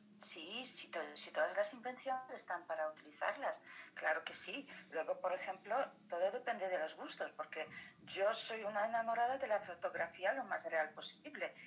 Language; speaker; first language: Spanish; non-native, fluent; Polish